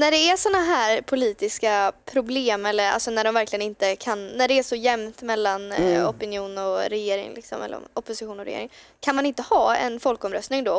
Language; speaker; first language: Swedish; native; Swedish